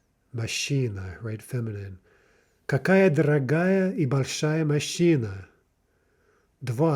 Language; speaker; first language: Russian; non-native, fluent; English